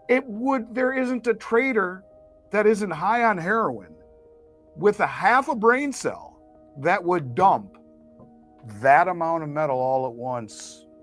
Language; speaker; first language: English; native; English